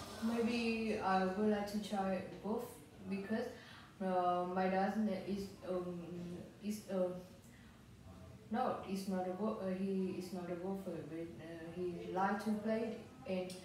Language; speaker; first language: English; non-native, learner; Vietnamese